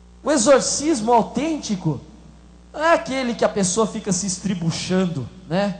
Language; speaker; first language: Portuguese; native; Portuguese